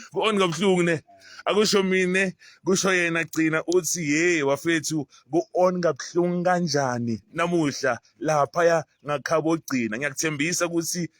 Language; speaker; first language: Zulu; non-native, local second language; Swati